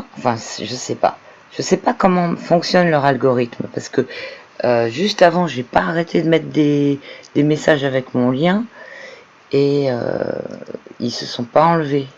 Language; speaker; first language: French; native; French